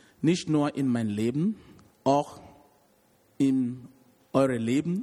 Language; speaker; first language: German; non-native, learner; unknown